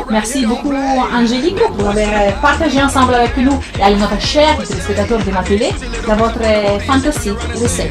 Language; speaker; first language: French; non-native, fluent; Italian